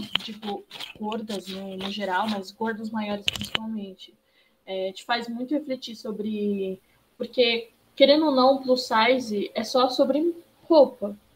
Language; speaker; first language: Portuguese; native; Portuguese